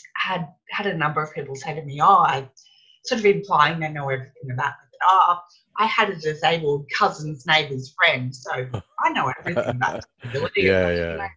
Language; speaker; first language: English; native; English